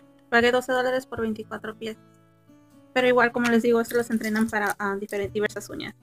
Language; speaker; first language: Spanish; early bilingual, heritage; Spanish